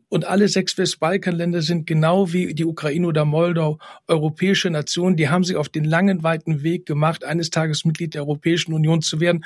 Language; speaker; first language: German; native; German